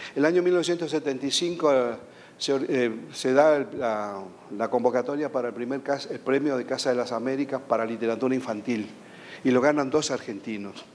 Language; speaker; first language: Spanish; native; Spanish